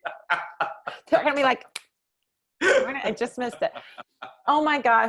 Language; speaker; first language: English; native; English